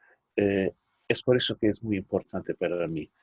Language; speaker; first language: Spanish; early bilingual, heritage; Turkish